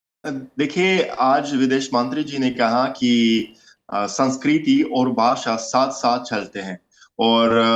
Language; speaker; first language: Hindi; non-native, fluent; Russian